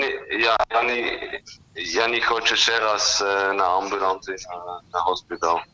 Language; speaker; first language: Ukrainian; non-native, learner; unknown